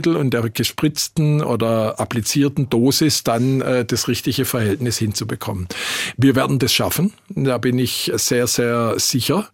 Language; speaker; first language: German; native; German